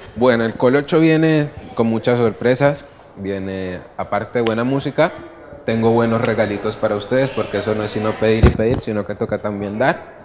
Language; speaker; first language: Spanish; early bilingual, other home language; Italian